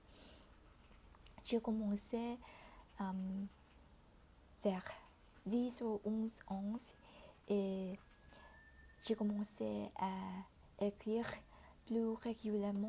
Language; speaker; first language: French; non-native, fluent; Vietnamese